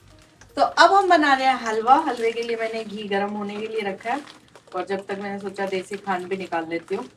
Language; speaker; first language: Hindi; native; Hindi